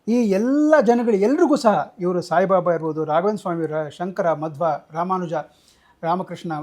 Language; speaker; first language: Kannada; native; Kannada